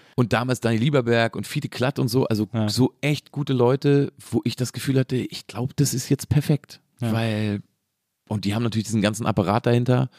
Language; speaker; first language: German; native; German